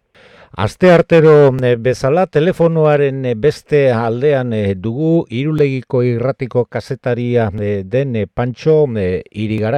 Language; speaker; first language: Basque; native; Basque